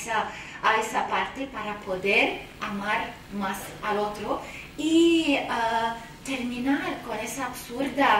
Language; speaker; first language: Spanish; non-native, fluent; Arabic